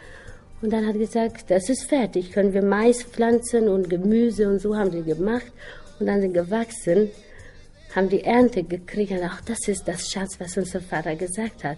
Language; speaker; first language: German; non-native, learner; Albanian